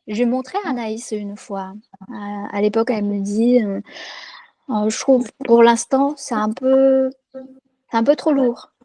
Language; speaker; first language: French; non-native, fluent; Chinese